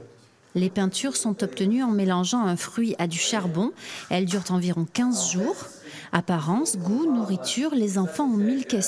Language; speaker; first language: French; native; French